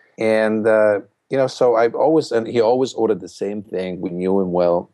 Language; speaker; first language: English; non-native, fluent; Polish